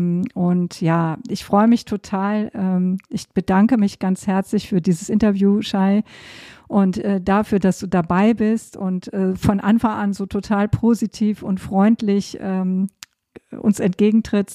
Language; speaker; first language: German; native; German